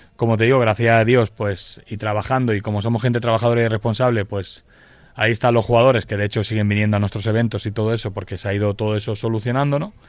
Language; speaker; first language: Spanish; native; Spanish